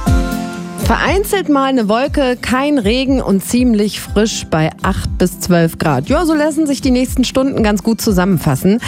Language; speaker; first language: German; native; German